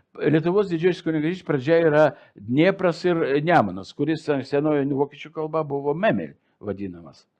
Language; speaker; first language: Lithuanian; non-native, local second language; Russian